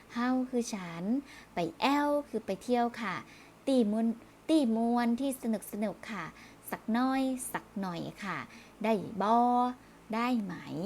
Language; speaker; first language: Thai; native; Thai